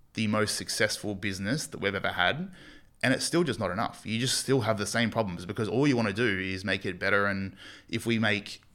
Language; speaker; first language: English; native; English